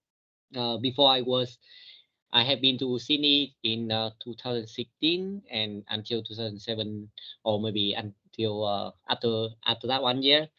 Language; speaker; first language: English; non-native, learner; Vietnamese